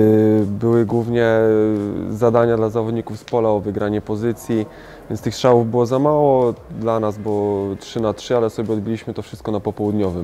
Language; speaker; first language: Polish; native; Polish